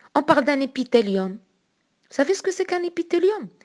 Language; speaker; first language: French; non-native, local second language; Arabic